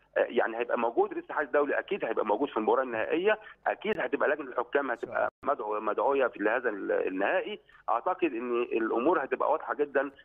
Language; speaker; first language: Egyptian Arabic; native; Egyptian Arabic